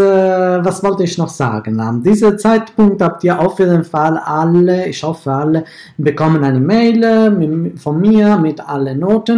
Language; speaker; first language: German; non-native, fluent; Italian